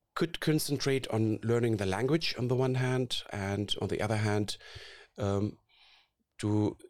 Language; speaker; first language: English; non-native, fluent; Arabic